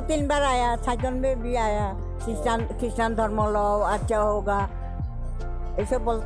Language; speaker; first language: Hindi; non-native, local second language; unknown